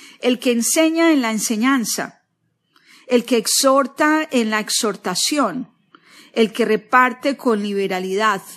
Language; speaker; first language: Spanish; native; Spanish